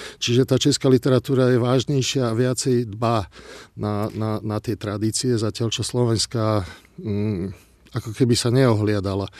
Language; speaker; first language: Slovak; non-native, local second language; Hungarian